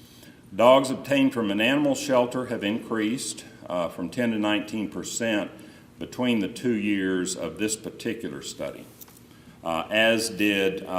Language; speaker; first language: English; native; English